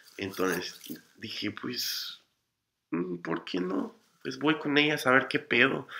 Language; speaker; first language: Spanish; non-native, fluent; English